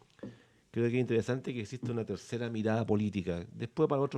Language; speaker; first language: Spanish; native; Spanish